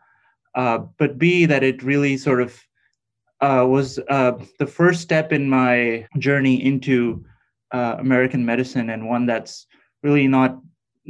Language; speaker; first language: English; non-native, local second language; Urdu